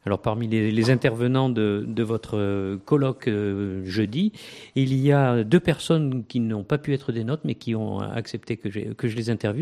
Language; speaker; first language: French; native; French